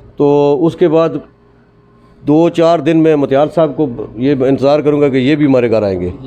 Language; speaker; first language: Urdu; non-native, local second language; Pahari-Potwari